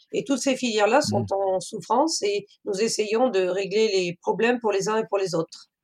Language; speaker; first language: French; native; French